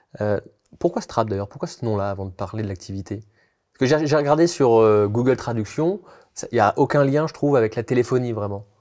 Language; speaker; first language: French; native; French